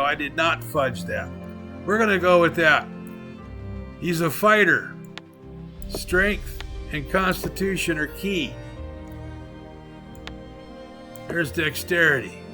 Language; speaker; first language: English; native; English